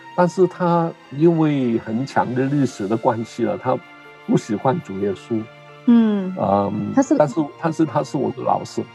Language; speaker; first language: Chinese; non-native, local second language; Cantonese